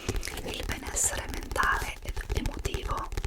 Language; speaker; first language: Italian; non-native, fluent; English